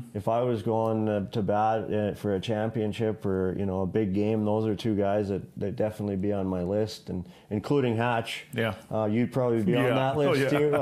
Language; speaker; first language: English; native; English